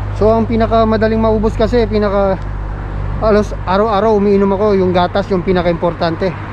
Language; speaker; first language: Filipino; native; Filipino